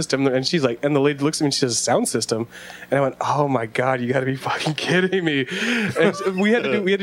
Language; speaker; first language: English; native; English